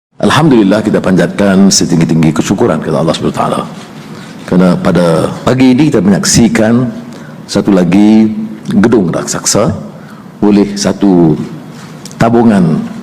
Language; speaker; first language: Malay; native; Malay